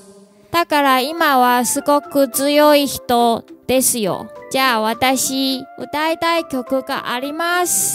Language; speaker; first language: Japanese; non-native, learner; Chinese